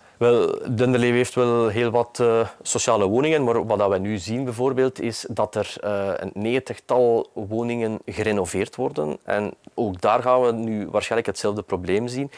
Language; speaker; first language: Dutch; native; Dutch